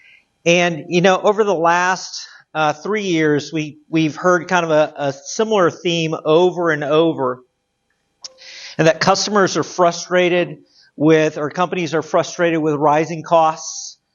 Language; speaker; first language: English; native; English